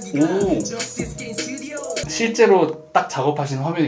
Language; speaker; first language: Korean; native; Korean